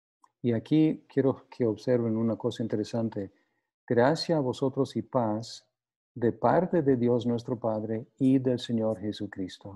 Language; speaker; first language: Spanish; non-native, fluent; English